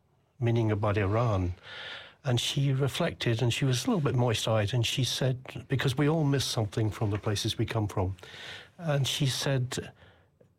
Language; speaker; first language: English; native; English